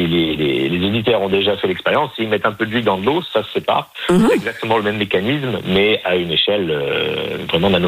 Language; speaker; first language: French; native; French